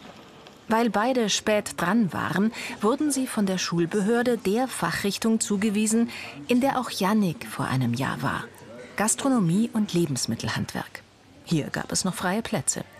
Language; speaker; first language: German; native; German